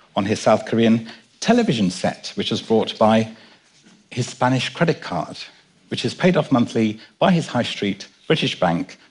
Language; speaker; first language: English; native; English